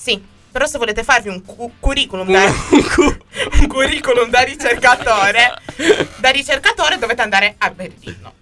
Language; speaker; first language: Italian; native; Italian